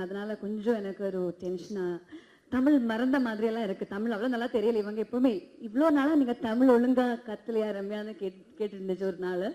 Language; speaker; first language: Tamil; non-native, fluent; Malayalam